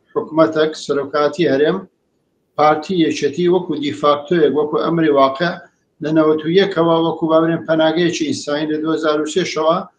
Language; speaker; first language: Central Kurdish; native; Central Kurdish